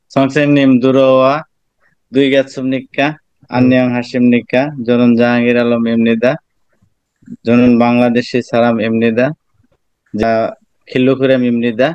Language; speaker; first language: Korean; non-native, learner; Bangla